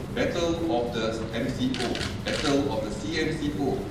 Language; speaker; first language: English; non-native, local second language; Malay